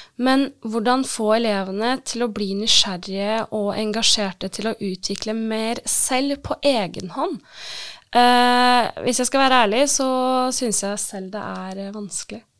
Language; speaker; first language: Norwegian; early bilingual, other home language; Turkish